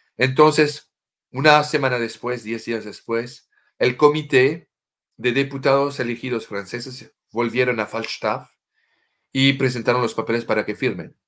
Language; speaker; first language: Spanish; non-native, fluent; French